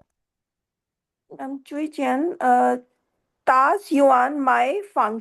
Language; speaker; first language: Chinese; non-native, learner; Hindi